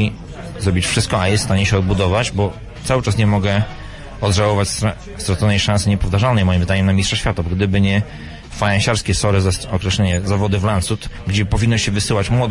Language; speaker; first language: Polish; native; Polish